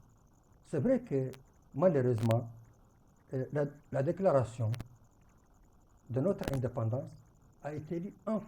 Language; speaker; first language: French; non-native, local second language; Arabic